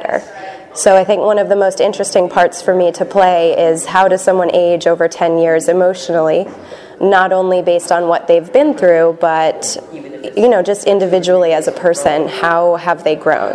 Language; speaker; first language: English; native; English